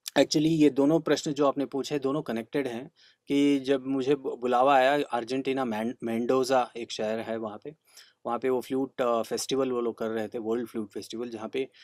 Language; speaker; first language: Hindi; non-native, local second language; Kannada